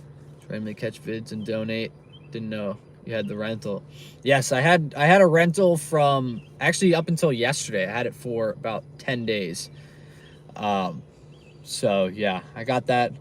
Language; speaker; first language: English; native; English